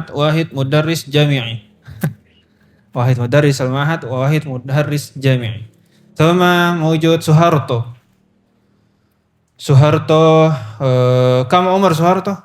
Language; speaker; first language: Arabic; non-native, learner; Indonesian